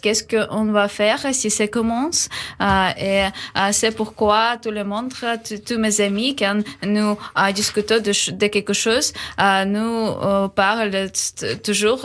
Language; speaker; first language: French; non-native, learner; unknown